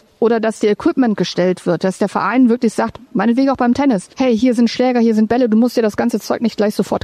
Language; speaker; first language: German; native; German